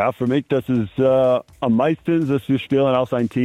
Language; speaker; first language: German; non-native, learner; English